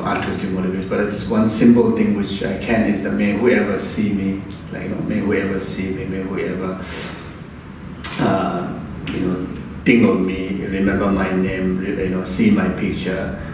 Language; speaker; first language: English; non-native, fluent; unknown